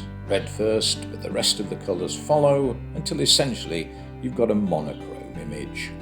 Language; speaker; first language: English; native; English